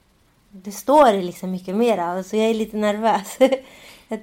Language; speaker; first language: Swedish; early bilingual, other home language; Spanish